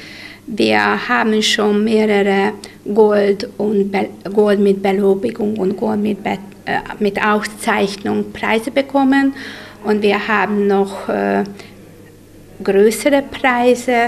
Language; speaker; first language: German; non-native, local second language; Hungarian